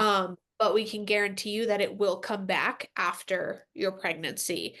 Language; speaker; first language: English; native; English